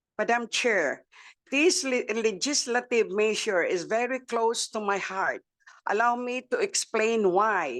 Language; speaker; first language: English; non-native, local second language; Waray